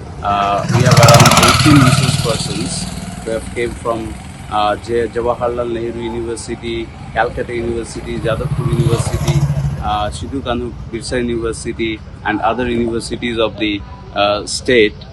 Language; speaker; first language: English; non-native, local second language; Bangla